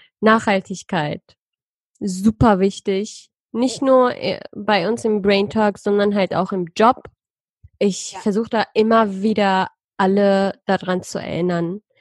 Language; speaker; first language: German; early bilingual, other home language; Persian